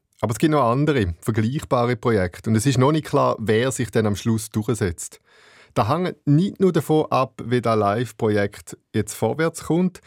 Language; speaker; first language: German; native; German